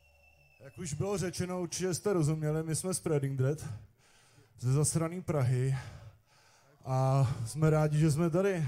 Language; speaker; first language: Czech; native; Czech